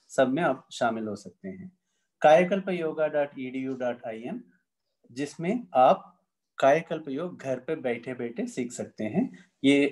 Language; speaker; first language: Hindi; non-native, local second language; Tamil